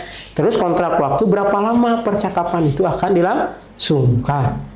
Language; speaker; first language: Indonesian; native; Indonesian